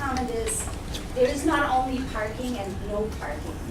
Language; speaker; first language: English; non-native, fluent; German